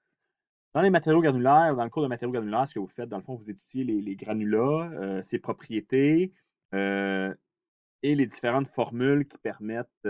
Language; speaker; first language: French; native; French